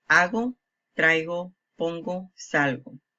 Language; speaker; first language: Spanish; non-native, fluent; English